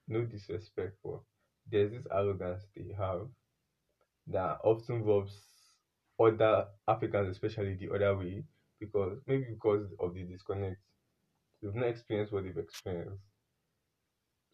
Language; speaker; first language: English; non-native, local second language; Yoruba